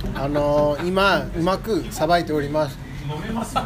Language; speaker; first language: Japanese; non-native, fluent; English